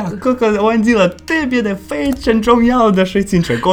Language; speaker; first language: Chinese; non-native, learner; English